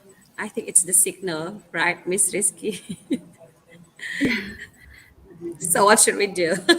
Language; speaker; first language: English; non-native, fluent; Indonesian